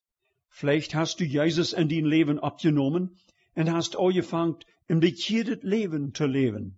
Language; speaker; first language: German; early bilingual, heritage; Plautdietsch